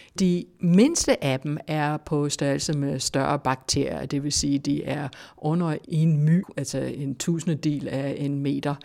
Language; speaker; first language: Danish; non-native, fluent; English